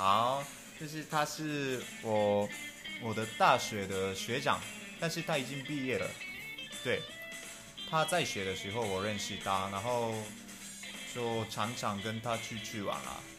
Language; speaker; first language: Chinese; non-native, fluent; Japanese